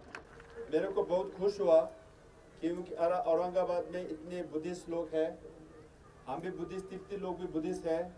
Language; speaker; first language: Hindi; non-native, learner; Tibetan